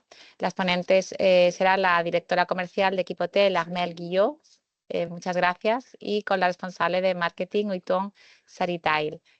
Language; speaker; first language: Spanish; native; Spanish